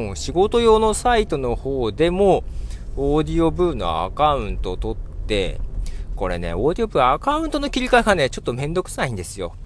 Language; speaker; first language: Japanese; native; Japanese